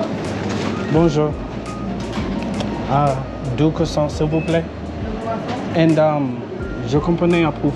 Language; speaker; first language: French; non-native, learner; English